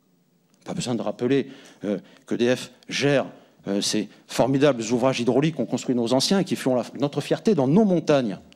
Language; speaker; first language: French; native; French